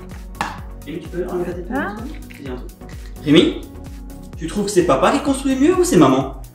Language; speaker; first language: French; native; French